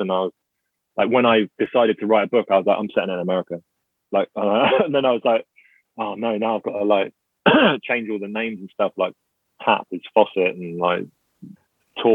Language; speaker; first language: English; native; English